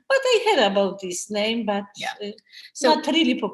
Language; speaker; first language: English; non-native, learner; Polish